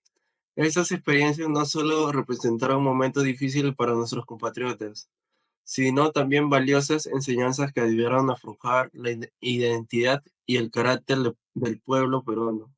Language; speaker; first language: Spanish; native; Spanish